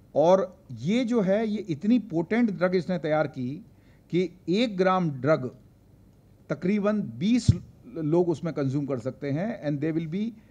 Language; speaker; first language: Hindi; native; Hindi